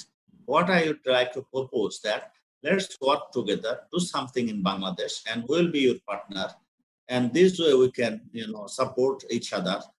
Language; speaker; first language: English; non-native, local second language; Bangla